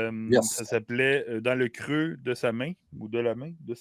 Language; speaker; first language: French; native; French